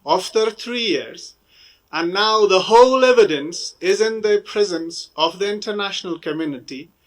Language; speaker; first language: English; non-native, fluent; Persian